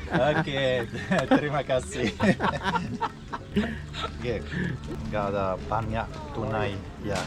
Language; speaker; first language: Indonesian; non-native, learner; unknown